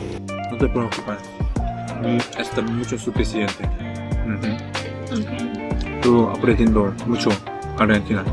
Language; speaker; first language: Spanish; non-native, learner; Korean